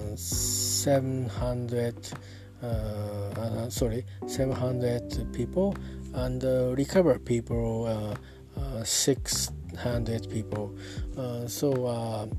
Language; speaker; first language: English; non-native, learner; Japanese